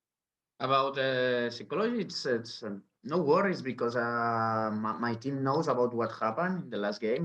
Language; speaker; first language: English; non-native, learner; Spanish